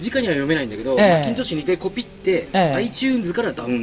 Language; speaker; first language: Japanese; native; Japanese